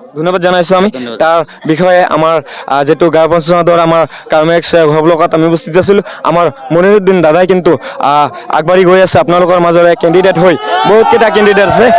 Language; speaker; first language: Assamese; non-native, local second language; Bangla